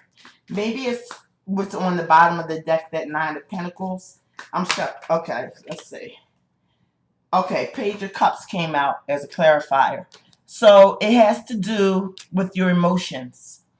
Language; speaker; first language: English; native; English